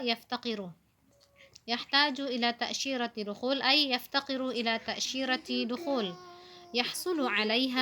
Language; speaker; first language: Arabic; non-native, fluent; Indonesian